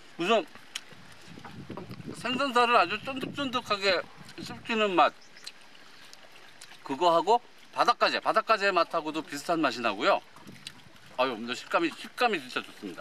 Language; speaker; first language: Korean; native; Korean